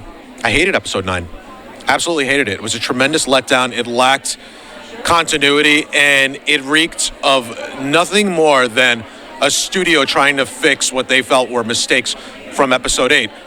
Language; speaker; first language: English; native; English